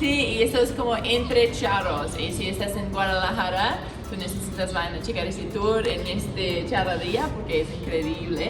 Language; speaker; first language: Spanish; non-native, learner; English